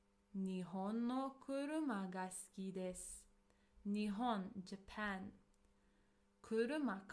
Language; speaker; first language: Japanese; non-native, fluent; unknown